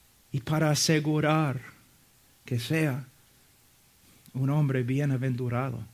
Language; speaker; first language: Spanish; non-native, fluent; English